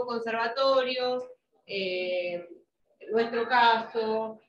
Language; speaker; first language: Spanish; native; Spanish